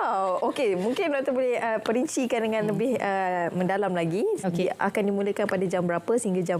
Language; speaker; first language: Malay; native; Malay